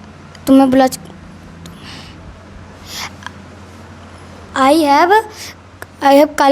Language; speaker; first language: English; non-native, learner; Hindi